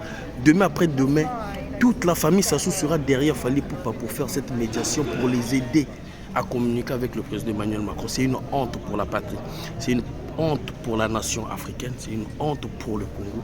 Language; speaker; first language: French; non-native, local second language; Lingala